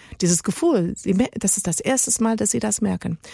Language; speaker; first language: German; non-native, learner; Spanish